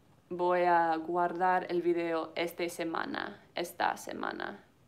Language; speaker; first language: Spanish; non-native, learner; English